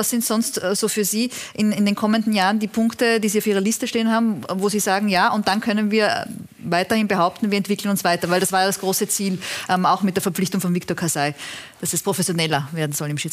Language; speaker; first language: German; native; German